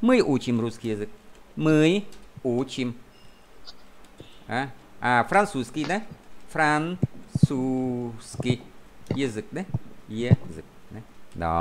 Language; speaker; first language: Russian; non-native, fluent; Vietnamese